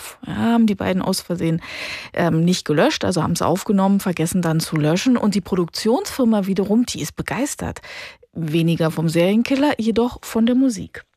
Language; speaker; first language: German; native; German